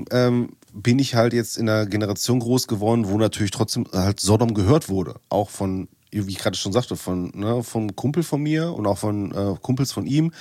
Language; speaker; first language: German; native; German